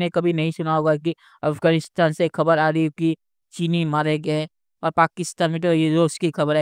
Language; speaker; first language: Hindi; native; Hindi